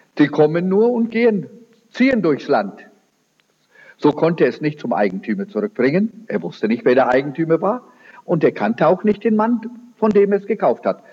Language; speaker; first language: German; early bilingual, heritage; German